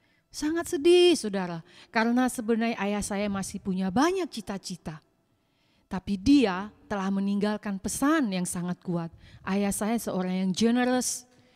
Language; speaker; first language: Indonesian; native; Indonesian